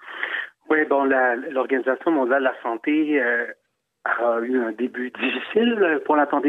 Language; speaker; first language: French; native; French